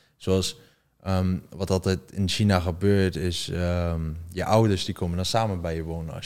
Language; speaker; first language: Dutch; early bilingual, heritage; Dutch